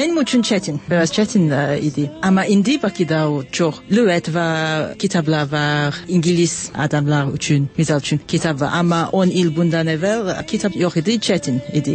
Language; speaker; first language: Azerbaijani; non-native, learner; English